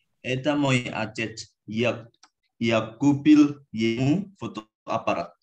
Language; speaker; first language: Russian; non-native, learner; Indonesian